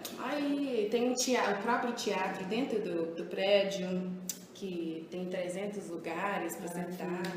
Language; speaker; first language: Portuguese; early bilingual, heritage; English